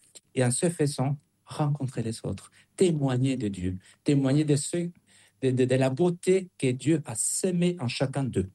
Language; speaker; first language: French; non-native, fluent; Spanish